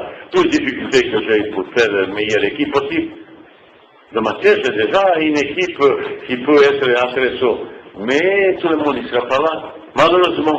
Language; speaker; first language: French; non-native, fluent; Bosnian